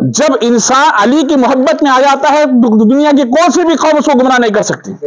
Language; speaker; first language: Urdu; native; Urdu